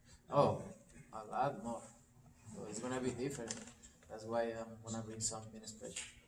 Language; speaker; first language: English; non-native, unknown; Spanish